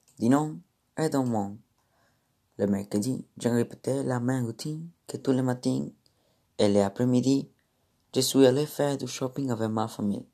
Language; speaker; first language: French; non-native, learner; Romanian